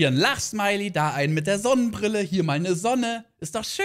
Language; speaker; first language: German; native; German